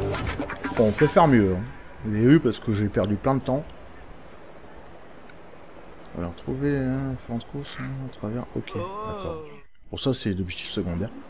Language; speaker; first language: French; native; French